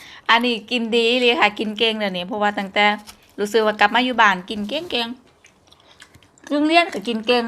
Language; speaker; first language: Thai; non-native, local second language; Northeastern Thai